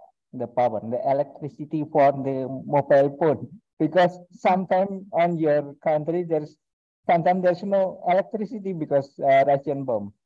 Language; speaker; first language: English; non-native, learner; Indonesian